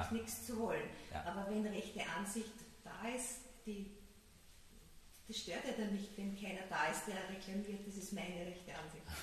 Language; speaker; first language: German; native; German